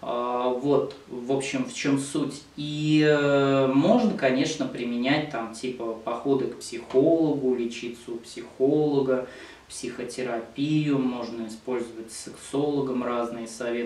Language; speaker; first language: Russian; native; Russian